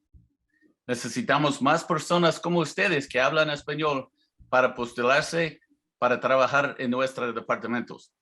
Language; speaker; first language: Spanish; non-native, learner; English